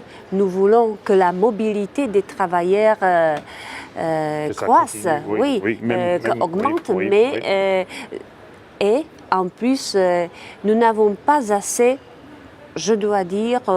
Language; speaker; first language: French; non-native, fluent; Czech